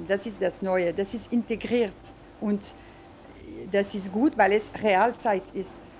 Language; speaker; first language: German; non-native, fluent; French